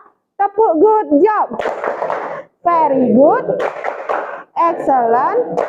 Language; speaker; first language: English; non-native, fluent; Indonesian